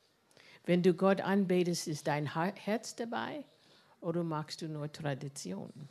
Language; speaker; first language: German; non-native, fluent; English